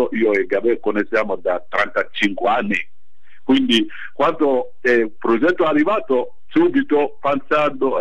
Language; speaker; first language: Italian; non-native, fluent; Bambara